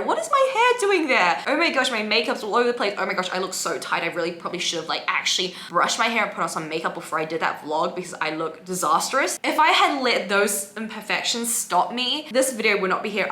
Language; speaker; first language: English; native; English